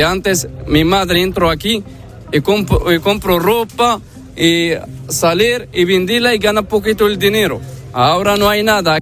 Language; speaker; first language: Spanish; non-native, learner; Arabic